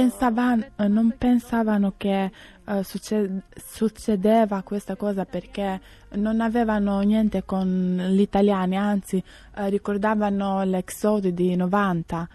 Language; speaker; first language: Italian; non-native, learner; Albanian